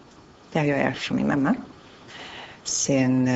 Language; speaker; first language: Swedish; non-native, fluent; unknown